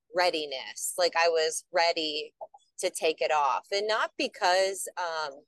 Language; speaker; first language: English; native; English